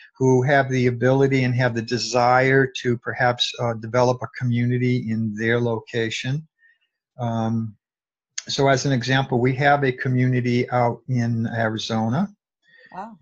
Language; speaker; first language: English; native; English